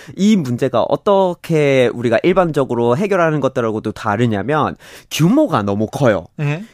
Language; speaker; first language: Korean; non-native, fluent; English